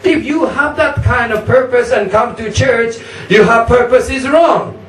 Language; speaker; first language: English; non-native, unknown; Japanese